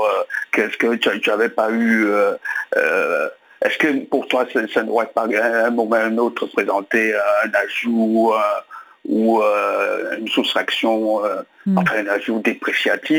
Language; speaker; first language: French; native; French